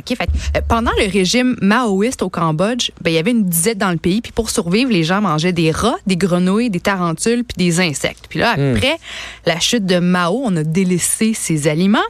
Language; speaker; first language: French; native; French